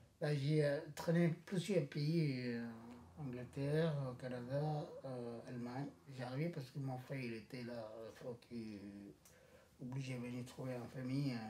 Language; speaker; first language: French; non-native, learner; Tamil